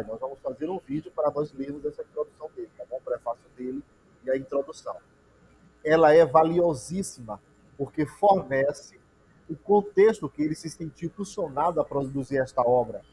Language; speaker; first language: Portuguese; native; Portuguese